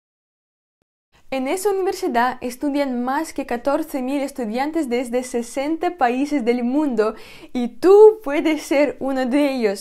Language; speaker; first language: Spanish; non-native, fluent; Russian